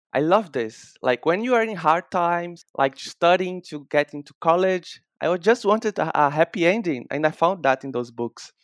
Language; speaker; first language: English; non-native, fluent; Portuguese